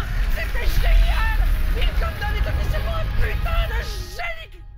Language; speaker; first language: French; native; French